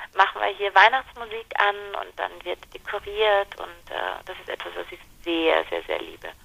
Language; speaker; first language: German; native; German